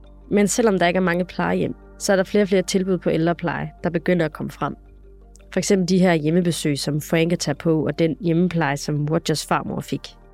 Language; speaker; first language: Danish; native; Danish